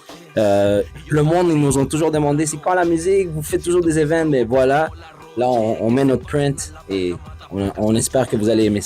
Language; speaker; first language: French; non-native, fluent; Spanish